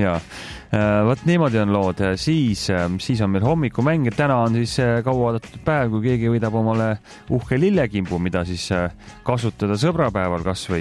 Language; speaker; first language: Estonian; native; Estonian